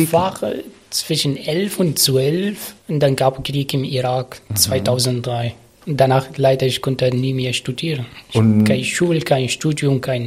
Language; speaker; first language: German; non-native, learner; Arabic